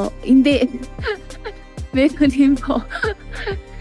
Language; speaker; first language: Filipino; non-native, learner; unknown